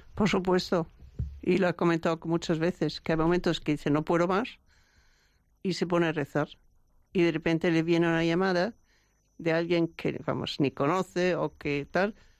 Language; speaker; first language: Spanish; non-native, fluent; German